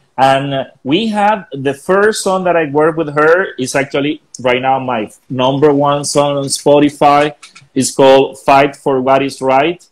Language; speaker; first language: English; non-native, fluent; Spanish